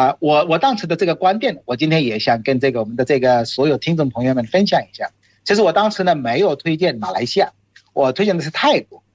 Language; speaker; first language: Chinese; non-native, fluent; Bangla